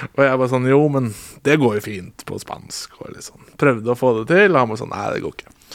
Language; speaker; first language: Norwegian; native; Norwegian